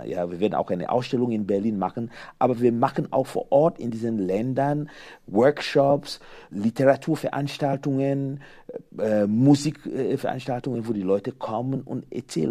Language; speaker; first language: German; non-native, fluent; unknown